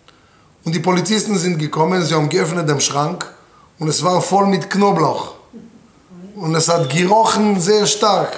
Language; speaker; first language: German; non-native, fluent; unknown